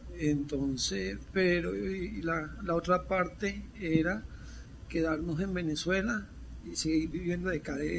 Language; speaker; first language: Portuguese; non-native, learner; Spanish